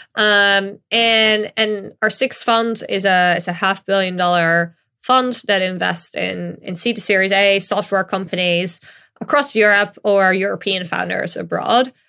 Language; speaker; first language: English; non-native, fluent; Dutch